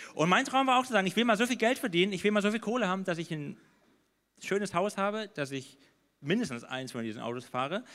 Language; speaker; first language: German; native; German